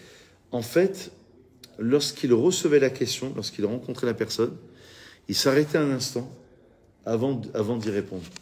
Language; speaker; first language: French; native; French